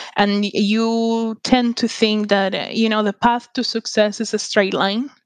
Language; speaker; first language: English; non-native, fluent; Spanish